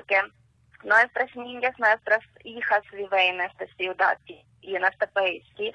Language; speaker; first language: Spanish; non-native, learner; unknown